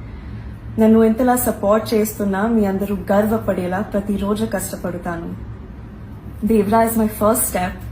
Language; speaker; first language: Telugu; non-native, learner; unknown